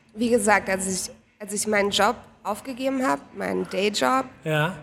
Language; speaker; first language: German; native; German